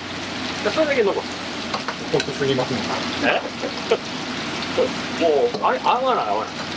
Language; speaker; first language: Japanese; native; Japanese